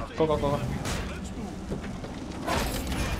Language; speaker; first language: English; non-native, learner; Korean